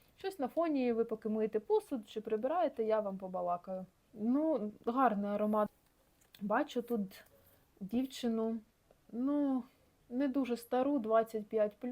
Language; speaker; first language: Ukrainian; native; Ukrainian